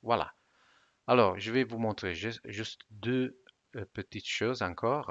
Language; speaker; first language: French; non-native, fluent; Italian